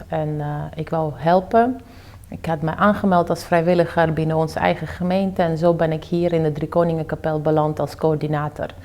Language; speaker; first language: Dutch; early bilingual, other home language; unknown